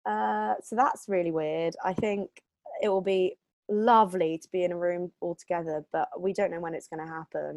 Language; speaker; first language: English; native; English